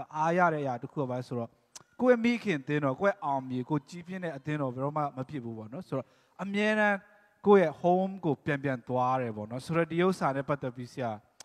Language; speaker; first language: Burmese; non-native, local second language; Tedim Chin